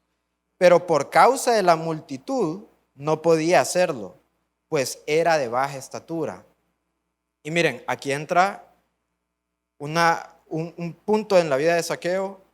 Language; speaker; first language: Spanish; native; Spanish